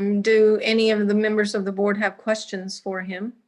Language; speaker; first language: English; native; English